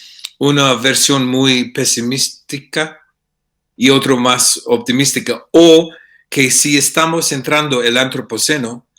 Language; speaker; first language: Spanish; non-native, fluent; English